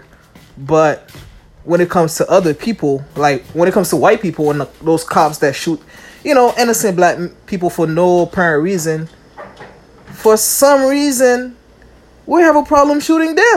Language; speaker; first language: English; native; English